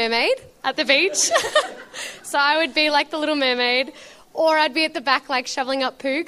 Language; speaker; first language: English; native; English